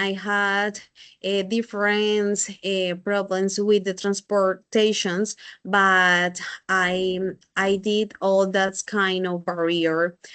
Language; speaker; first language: English; non-native, learner; Spanish